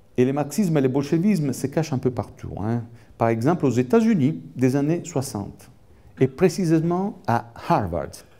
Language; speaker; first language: French; non-native, fluent; Italian